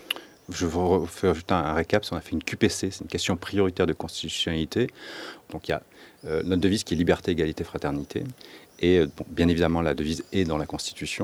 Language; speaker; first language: French; native; French